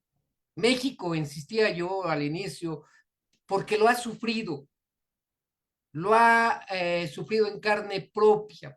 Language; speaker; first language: Spanish; native; Spanish